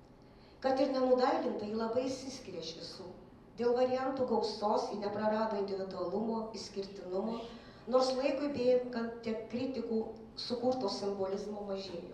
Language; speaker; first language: Lithuanian; native; Lithuanian